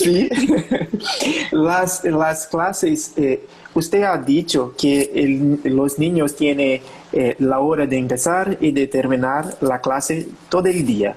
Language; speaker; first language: Spanish; non-native, learner; Portuguese